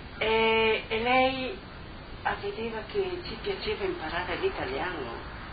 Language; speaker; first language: Italian; native; Italian